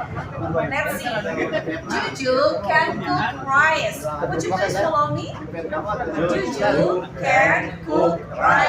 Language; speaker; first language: English; non-native, fluent; Indonesian